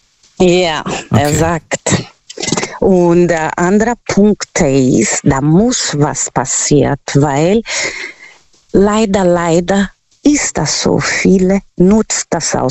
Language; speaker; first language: German; non-native, local second language; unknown